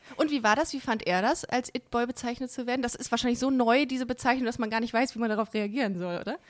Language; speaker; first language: German; native; German